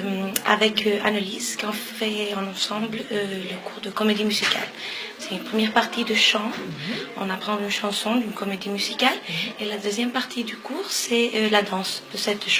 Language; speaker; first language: French; non-native, fluent; Spanish